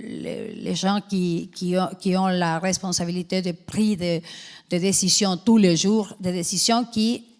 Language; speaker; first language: French; non-native, fluent; Spanish